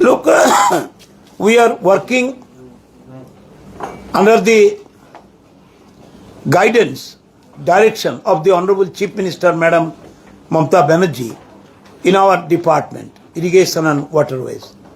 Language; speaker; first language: English; non-native, local second language; Bangla